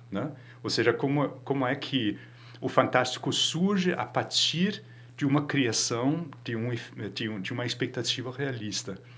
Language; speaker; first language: Portuguese; non-native, fluent; Danish